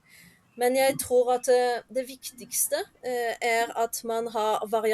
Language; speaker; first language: Norwegian; non-native, fluent; French